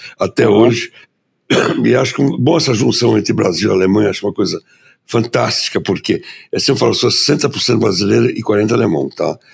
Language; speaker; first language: Portuguese; early bilingual, other home language; German